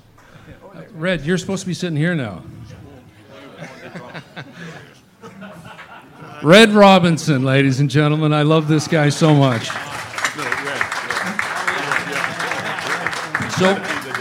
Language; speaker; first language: English; native; English